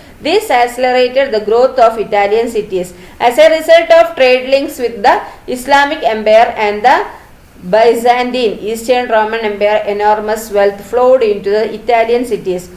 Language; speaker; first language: English; non-native, local second language; Malayalam